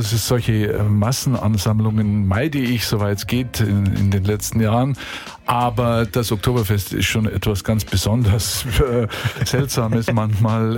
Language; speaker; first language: German; native; German